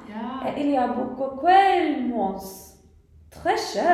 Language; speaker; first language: French; non-native, learner; English